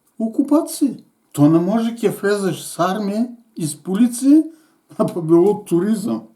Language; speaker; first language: Bulgarian; native; Bulgarian